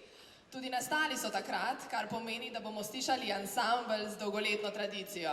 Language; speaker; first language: Slovenian; native; Slovenian